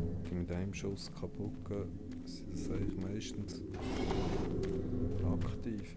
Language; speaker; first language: German; native; German